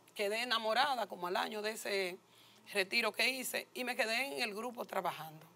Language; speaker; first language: Spanish; native; Spanish